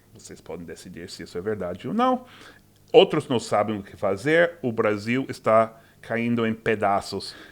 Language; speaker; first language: Portuguese; non-native, fluent; English